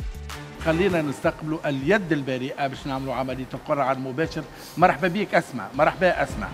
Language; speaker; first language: Arabic; native; Arabic